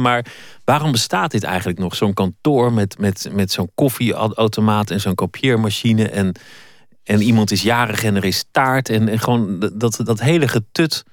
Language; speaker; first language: Dutch; native; Dutch